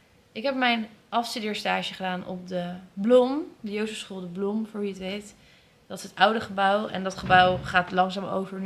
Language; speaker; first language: Dutch; native; Dutch